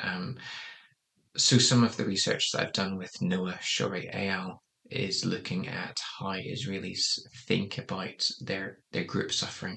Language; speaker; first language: English; native; English